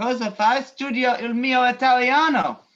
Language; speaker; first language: Italian; non-native, learner; English